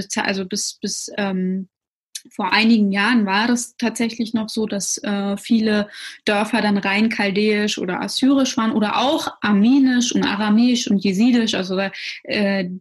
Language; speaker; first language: German; early bilingual, other home language; Russian